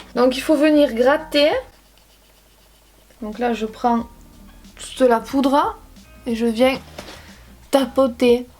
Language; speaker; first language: French; native; French